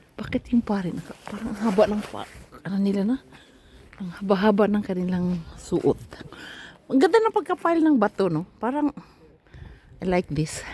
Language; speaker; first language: Filipino; native; Filipino